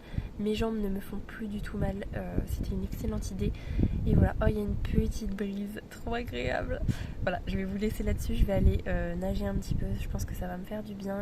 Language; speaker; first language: French; native; French